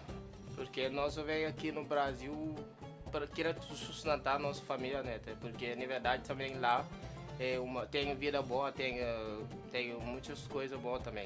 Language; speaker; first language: Portuguese; non-native, learner; Wolof